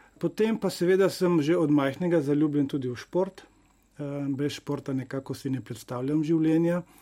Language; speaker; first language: Slovenian; native; Slovenian